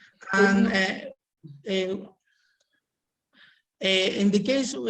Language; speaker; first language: English; non-native, learner; Spanish